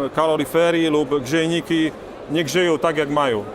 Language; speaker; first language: Polish; non-native, learner; Slovak